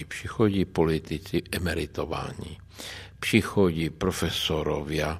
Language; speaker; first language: Polish; non-native, learner; Czech